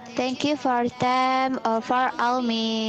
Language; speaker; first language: English; non-native, learner; Indonesian